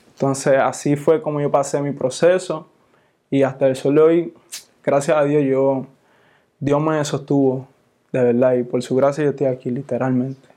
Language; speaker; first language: Spanish; native; Spanish